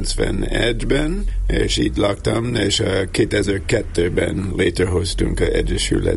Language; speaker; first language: Hungarian; non-native, learner; English